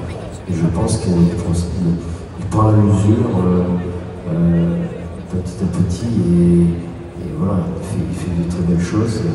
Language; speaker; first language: French; native; French